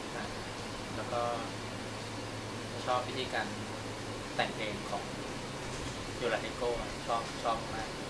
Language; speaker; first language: Thai; native; Thai